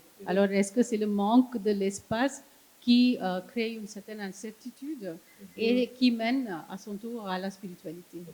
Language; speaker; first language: French; non-native, fluent; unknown